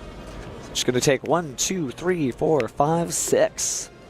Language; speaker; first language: English; native; English